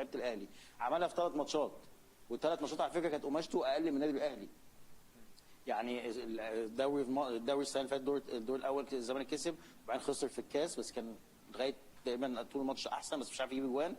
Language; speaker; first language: Arabic; native; Arabic